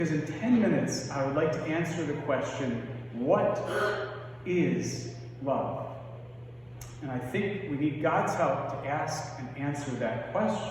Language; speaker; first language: English; native; English